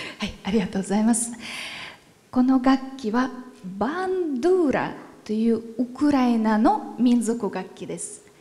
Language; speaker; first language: Japanese; non-native, fluent; Ukrainian